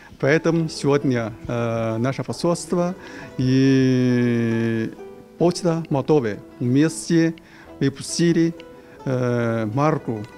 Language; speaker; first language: Russian; non-native, learner; Chinese